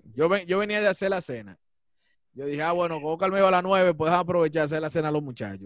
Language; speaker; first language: Spanish; native; Spanish